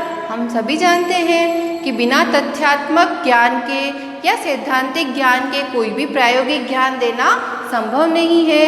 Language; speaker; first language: Hindi; native; Hindi